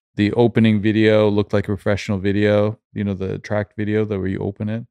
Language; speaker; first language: English; native; English